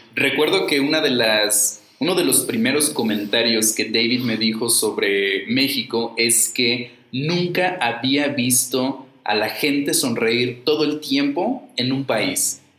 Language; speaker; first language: Spanish; native; Spanish